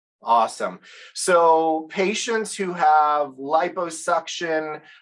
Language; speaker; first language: English; native; English